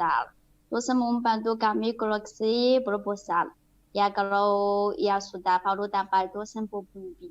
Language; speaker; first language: Indonesian; non-native, fluent; Chinese